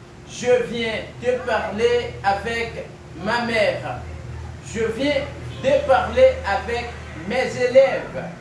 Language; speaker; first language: French; non-native, fluent; Spanish